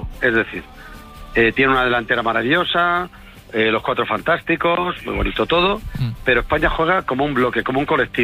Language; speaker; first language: Spanish; native; Spanish